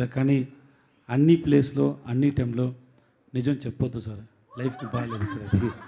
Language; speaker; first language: Telugu; non-native, learner; Tamil